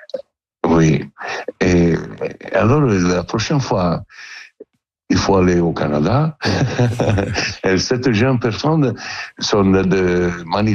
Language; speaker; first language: French; non-native, learner; Italian